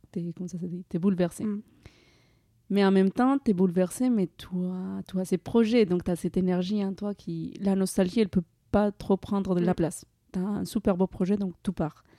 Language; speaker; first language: French; non-native, fluent; Spanish